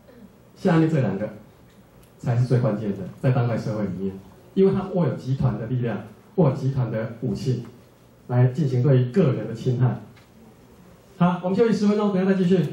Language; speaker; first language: Chinese; native; Chinese